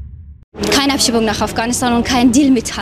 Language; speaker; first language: German; non-native, learner; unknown